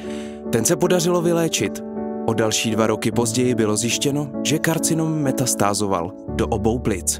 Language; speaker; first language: Czech; native; Czech